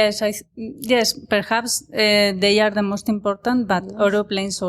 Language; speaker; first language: English; non-native, learner; Spanish